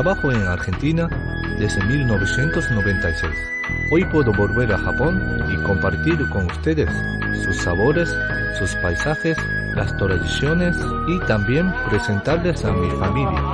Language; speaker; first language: Spanish; non-native, fluent; Japanese